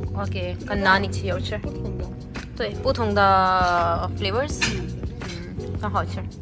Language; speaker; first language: Chinese; non-native, learner; Urdu